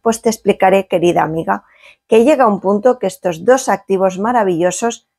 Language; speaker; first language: Spanish; native; Spanish